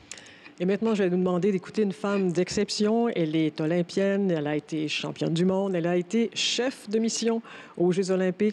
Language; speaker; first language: French; native; French